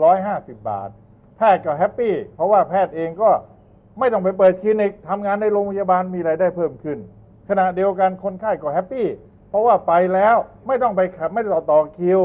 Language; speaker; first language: Thai; native; Thai